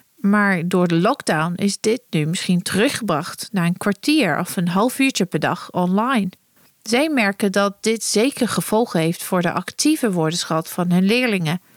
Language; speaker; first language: Dutch; non-native, fluent; English